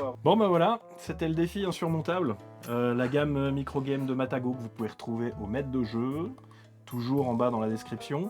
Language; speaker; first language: French; native; French